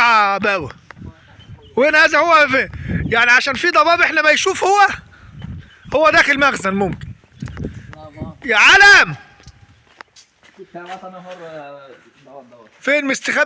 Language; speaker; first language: Arabic; native; Arabic